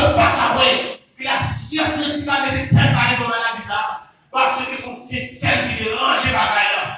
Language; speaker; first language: French; non-native, local second language; Haitian Creole